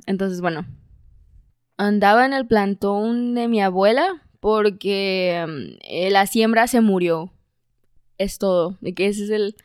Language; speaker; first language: Spanish; native; Spanish